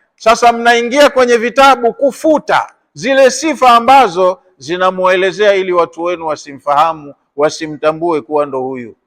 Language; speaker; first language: Swahili; native; Swahili